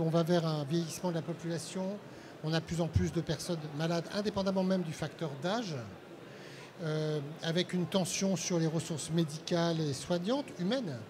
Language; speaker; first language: French; native; French